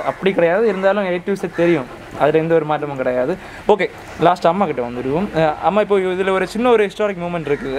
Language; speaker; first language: Tamil; native; Tamil